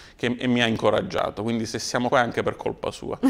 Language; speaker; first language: Italian; native; Italian